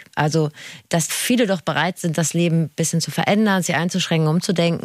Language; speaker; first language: German; native; German